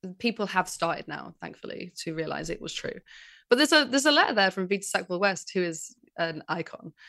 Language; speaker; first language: English; native; English